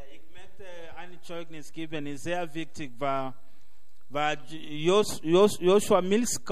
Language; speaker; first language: German; non-native, learner; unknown